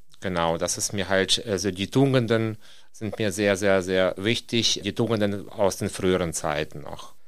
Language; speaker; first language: German; non-native, fluent; Russian